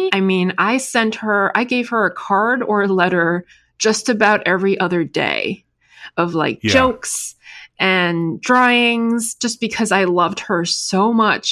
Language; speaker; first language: English; early bilingual, other home language; Chinese